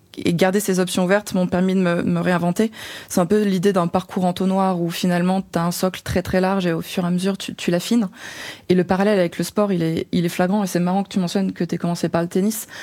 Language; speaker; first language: French; native; French